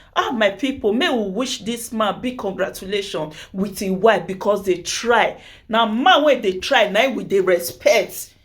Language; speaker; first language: Nigerian Pidgin; native; Nigerian Pidgin